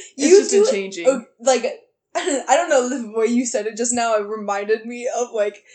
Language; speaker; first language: English; native; English